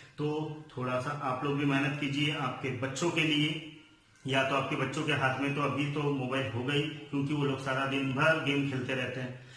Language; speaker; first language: Hindi; non-native, local second language; Marathi